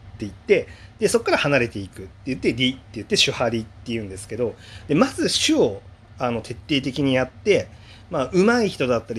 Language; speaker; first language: Japanese; native; Japanese